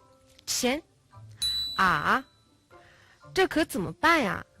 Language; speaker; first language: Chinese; non-native, fluent; Mongolian